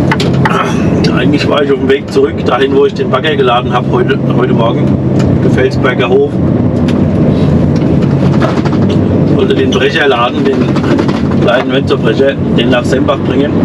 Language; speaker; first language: German; native; German